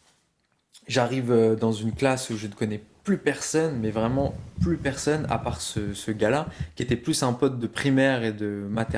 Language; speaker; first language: French; native; French